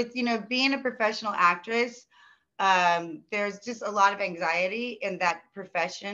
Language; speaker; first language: English; native; English